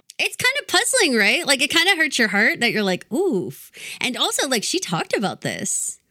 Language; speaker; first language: English; native; English